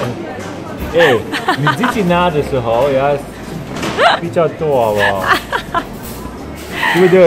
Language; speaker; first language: Chinese; non-native, fluent; German